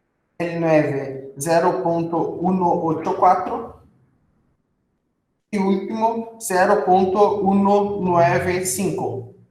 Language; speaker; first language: Spanish; non-native, fluent; Portuguese